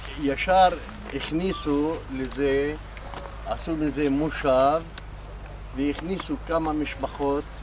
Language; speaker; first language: Hebrew; non-native, local second language; Arabic